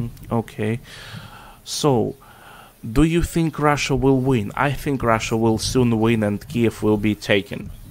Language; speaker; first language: English; non-native, fluent; Russian